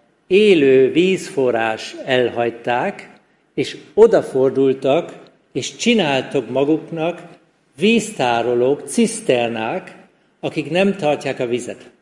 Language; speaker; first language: Hungarian; non-native, fluent; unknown